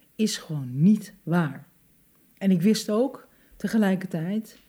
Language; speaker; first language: Dutch; native; Dutch